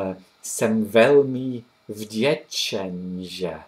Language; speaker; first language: Czech; non-native, learner; English